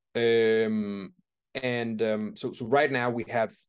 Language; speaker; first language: English; non-native, fluent; Danish